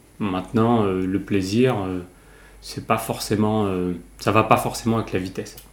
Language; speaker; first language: French; early bilingual, other home language; Kabyle